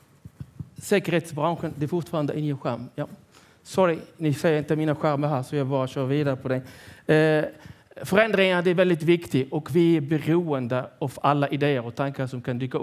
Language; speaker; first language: Swedish; non-native, fluent; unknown